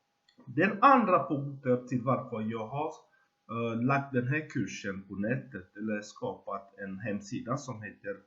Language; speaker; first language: Swedish; non-native, fluent; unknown